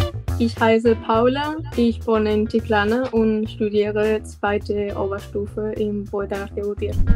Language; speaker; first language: German; non-native, learner; Spanish